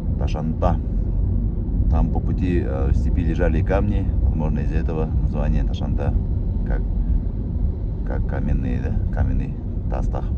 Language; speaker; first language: Russian; non-native, local second language; Yakut